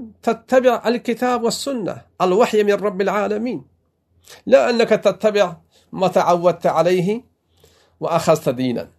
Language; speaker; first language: Arabic; non-native, fluent; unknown